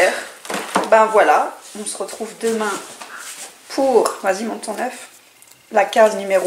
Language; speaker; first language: French; native; French